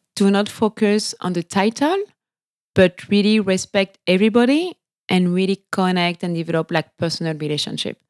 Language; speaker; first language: English; non-native, fluent; French